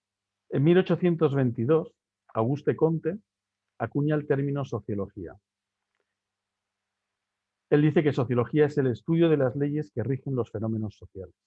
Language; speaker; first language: Spanish; native; Spanish